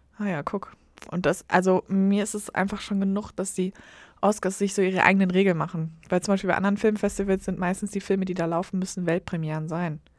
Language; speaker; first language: German; native; German